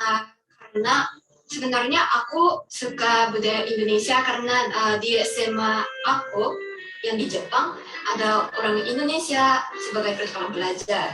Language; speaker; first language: Indonesian; non-native, fluent; Japanese